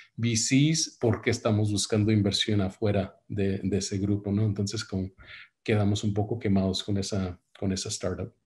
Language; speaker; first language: Spanish; early bilingual, heritage; Spanish